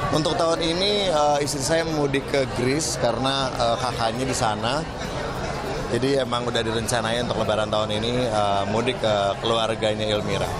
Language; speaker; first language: Indonesian; native; Indonesian